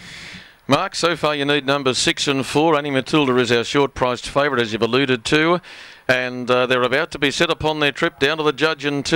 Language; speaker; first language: English; native; English